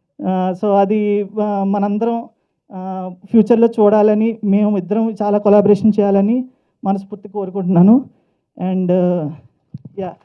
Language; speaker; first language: Telugu; native; Telugu